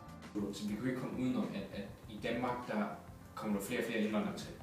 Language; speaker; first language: Danish; early bilingual, other home language; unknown